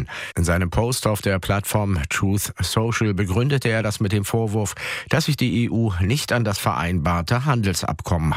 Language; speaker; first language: German; native; German